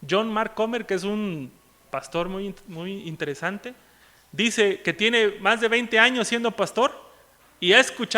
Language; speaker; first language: Spanish; native; Spanish